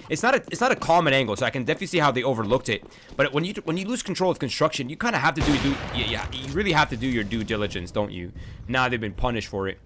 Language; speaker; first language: English; native; English